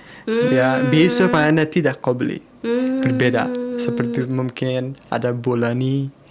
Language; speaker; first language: Indonesian; non-native, learner; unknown